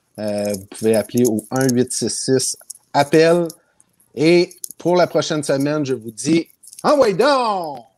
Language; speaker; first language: French; native; French